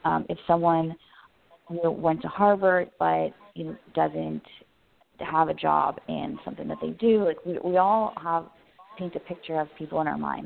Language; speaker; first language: English; native; English